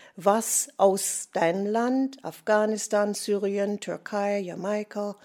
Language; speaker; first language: German; non-native, fluent; English